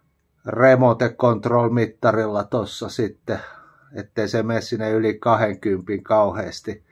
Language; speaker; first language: Finnish; native; Finnish